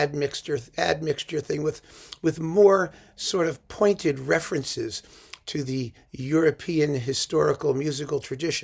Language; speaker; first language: English; native; English